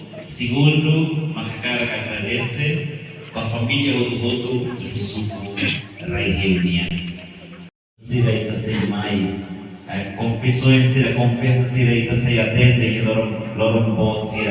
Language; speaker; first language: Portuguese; non-native, local second language; Tetum